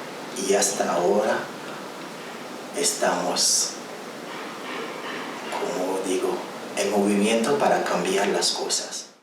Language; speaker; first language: Spanish; non-native, learner; Haitian Creole